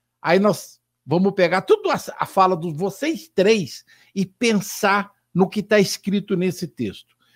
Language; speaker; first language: Portuguese; native; Portuguese